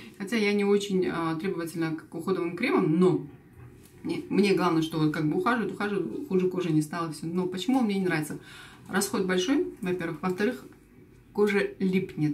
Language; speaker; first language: Russian; native; Russian